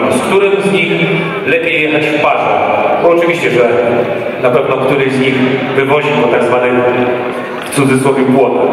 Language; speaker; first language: Polish; native; Polish